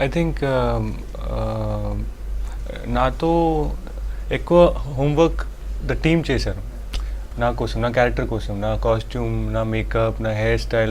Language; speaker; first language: Telugu; non-native, fluent; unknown